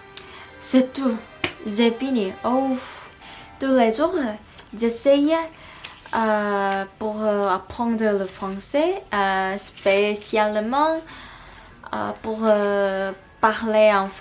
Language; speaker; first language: French; non-native, learner; Korean